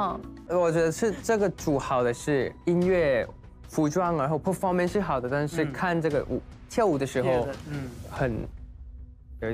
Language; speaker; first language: Chinese; non-native, learner; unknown